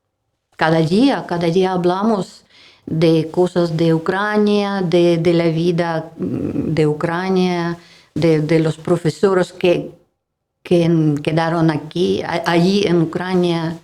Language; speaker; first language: Spanish; non-native, learner; Russian